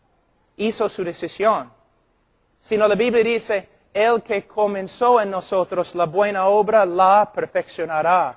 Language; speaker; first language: Spanish; non-native, fluent; English